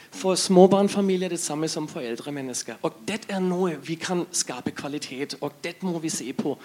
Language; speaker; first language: Norwegian; non-native, learner; German